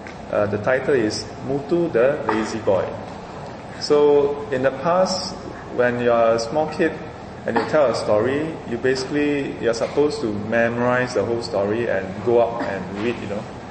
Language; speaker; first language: English; non-native, local second language; Chinese